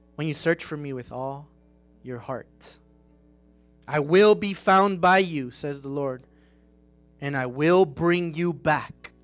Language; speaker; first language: English; non-native, fluent; Spanish